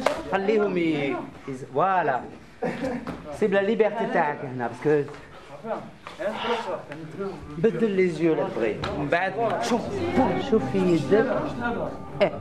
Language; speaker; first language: French; non-native, local second language; Arabic